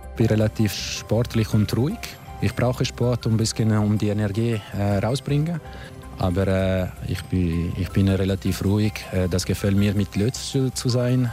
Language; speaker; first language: German; non-native, local second language; Italian